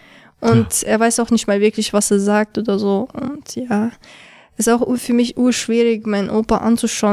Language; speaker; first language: German; early bilingual, other home language; Chechen